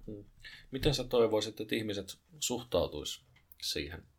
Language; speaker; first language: Finnish; native; Finnish